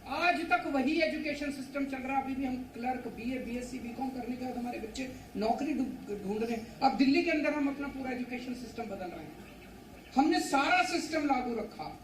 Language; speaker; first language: Hindi; native; Hindi